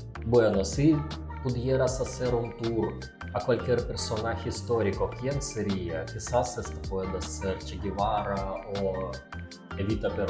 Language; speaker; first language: Spanish; non-native, learner; Russian